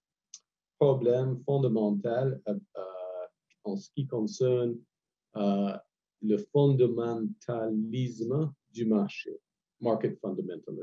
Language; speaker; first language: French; non-native, fluent; English